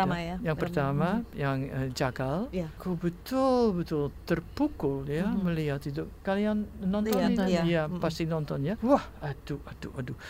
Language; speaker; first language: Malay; non-native, fluent; Dutch